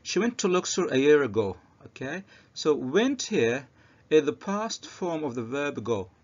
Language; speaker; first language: English; non-native, fluent; Arabic